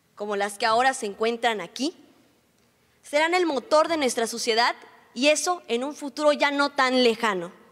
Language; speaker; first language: Spanish; native; Spanish